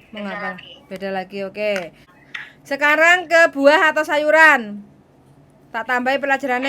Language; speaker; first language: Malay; non-native, local second language; Javanese